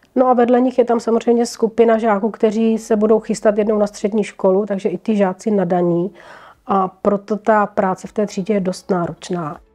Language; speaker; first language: Czech; native; Czech